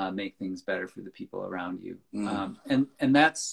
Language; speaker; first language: English; native; English